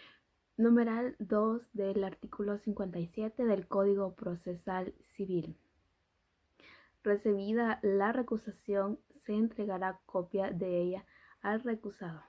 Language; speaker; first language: Spanish; native; Spanish